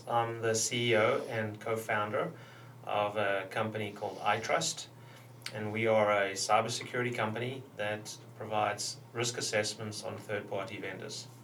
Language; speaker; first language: English; native; English